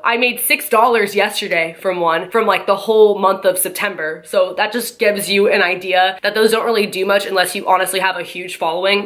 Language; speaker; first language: English; native; English